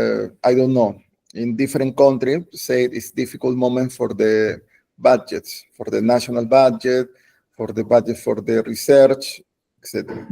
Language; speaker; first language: English; non-native, learner; Spanish